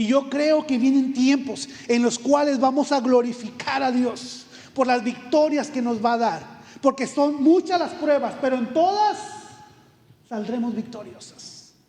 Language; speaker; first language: Spanish; native; Spanish